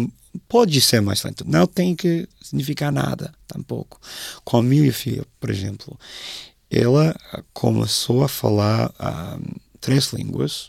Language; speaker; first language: Portuguese; non-native, fluent; English